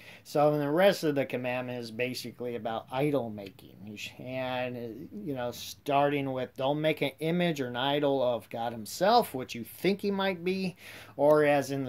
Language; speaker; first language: English; native; English